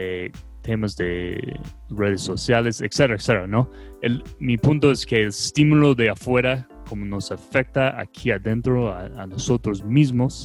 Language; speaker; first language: Spanish; non-native, fluent; English